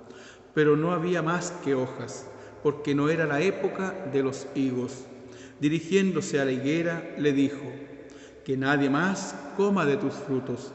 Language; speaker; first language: Spanish; native; Spanish